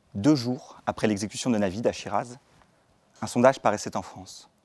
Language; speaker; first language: French; native; French